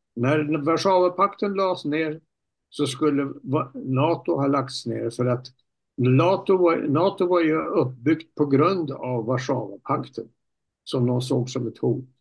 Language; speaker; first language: Swedish; native; Swedish